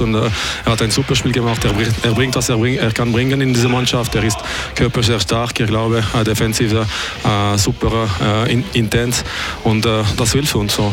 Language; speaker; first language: German; non-native, local second language; French